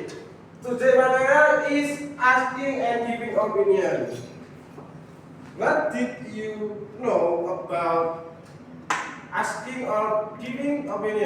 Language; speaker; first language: English; non-native, learner; Indonesian